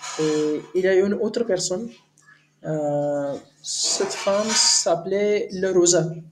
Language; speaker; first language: French; non-native, learner; Hindi